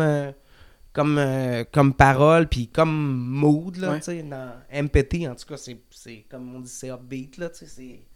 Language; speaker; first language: French; native; French